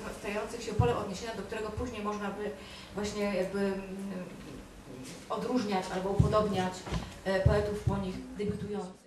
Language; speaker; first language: Polish; native; Polish